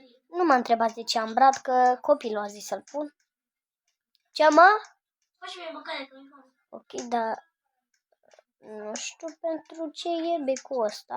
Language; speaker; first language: Romanian; native; Romanian